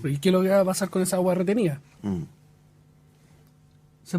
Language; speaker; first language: Spanish; native; Spanish